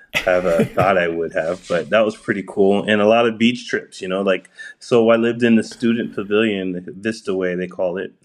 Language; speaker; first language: English; early bilingual, other home language; Japanese